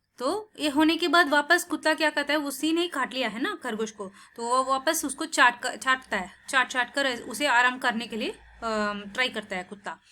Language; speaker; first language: Hindi; non-native, local second language; Tamil